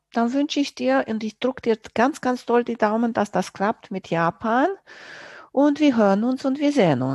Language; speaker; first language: German; non-native, fluent; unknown